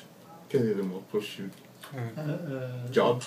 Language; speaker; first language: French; non-native, learner; English